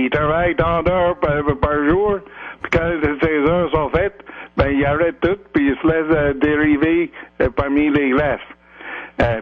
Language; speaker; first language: French; native; French